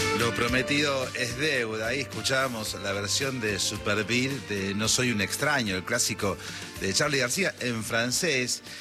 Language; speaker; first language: Spanish; native; Spanish